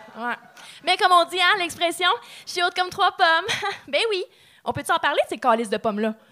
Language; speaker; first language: French; native; French